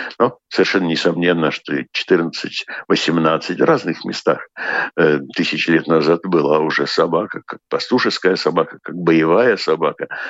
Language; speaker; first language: Russian; native; Russian